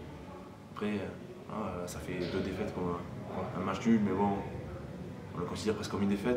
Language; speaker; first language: French; native; French